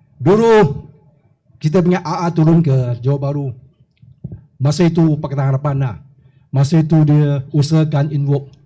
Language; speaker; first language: Malay; non-native, local second language; Chinese